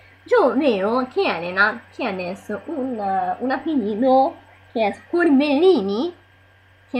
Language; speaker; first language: Spanish; non-native, learner; Italian